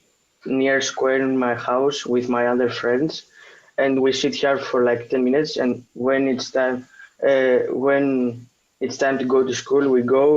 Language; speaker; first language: English; non-native, fluent; Greek